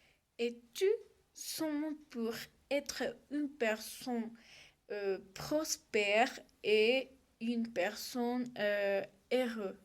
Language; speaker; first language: French; non-native, learner; Spanish